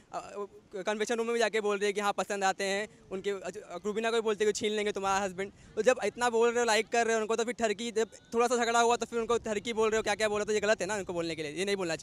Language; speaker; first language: Hindi; native; Hindi